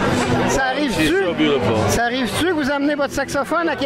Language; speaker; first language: French; native; French